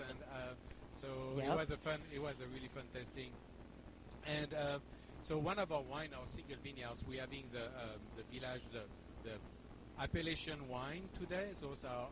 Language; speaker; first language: English; non-native, fluent; French